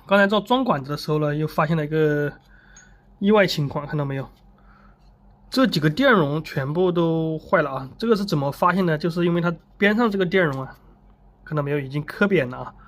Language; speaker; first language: Chinese; native; Chinese